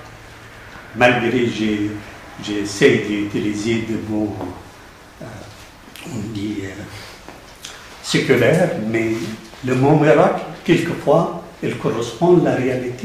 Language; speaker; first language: French; non-native, fluent; Arabic